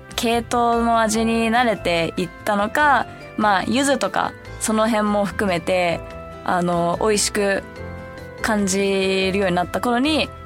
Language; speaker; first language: Japanese; early bilingual, heritage; Japanese